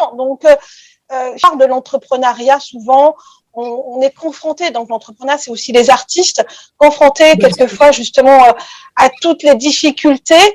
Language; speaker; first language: French; native; French